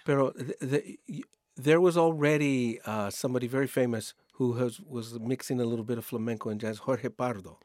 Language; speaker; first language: English; native; English